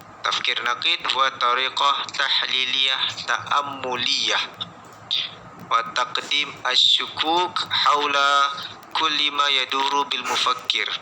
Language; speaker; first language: Arabic; non-native, fluent; Malay